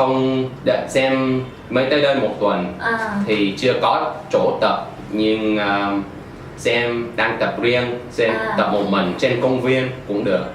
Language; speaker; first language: Vietnamese; non-native, fluent; English